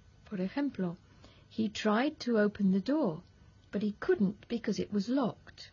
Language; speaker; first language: English; non-native, fluent; Spanish